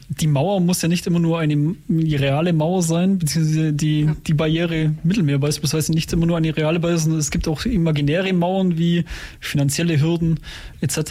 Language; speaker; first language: German; native; German